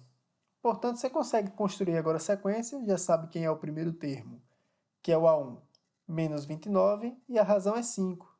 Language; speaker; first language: Portuguese; native; Portuguese